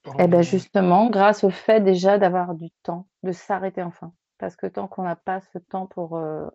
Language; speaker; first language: French; native; French